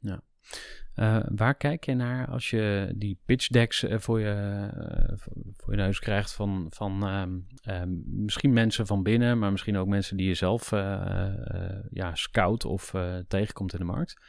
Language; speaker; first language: Dutch; native; Dutch